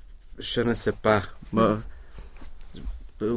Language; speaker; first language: French; non-native, learner; Swedish